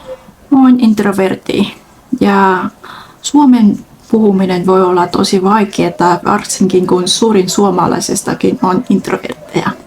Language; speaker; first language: Finnish; non-native, fluent; Vietnamese